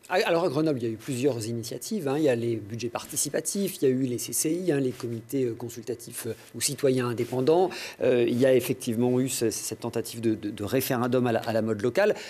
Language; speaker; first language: French; native; French